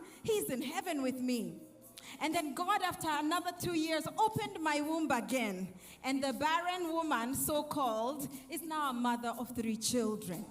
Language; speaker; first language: English; non-native, local second language; Swahili